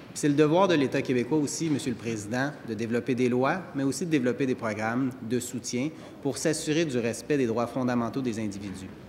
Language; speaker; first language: French; native; French